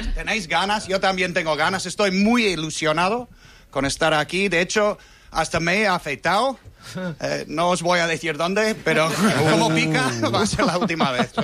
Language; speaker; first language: Spanish; non-native, fluent; English